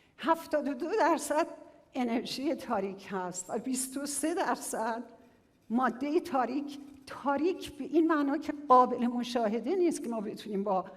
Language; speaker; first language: Persian; native; Persian